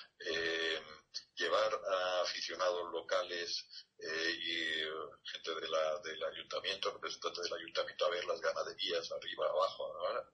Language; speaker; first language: Spanish; native; Spanish